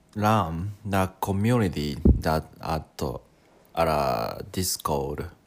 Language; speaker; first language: English; non-native, learner; Japanese